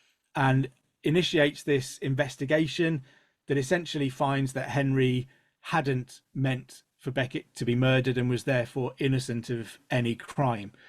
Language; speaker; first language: English; native; English